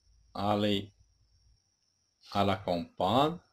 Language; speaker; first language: French; non-native, local second language; Arabic